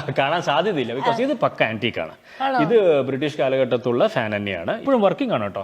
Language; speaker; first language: Malayalam; non-native, local second language; Kannada